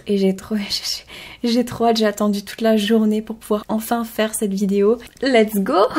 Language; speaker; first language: French; native; French